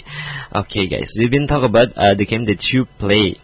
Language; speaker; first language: English; non-native, fluent; Indonesian